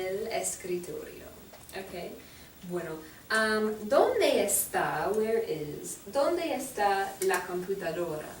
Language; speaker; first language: Spanish; non-native, fluent; English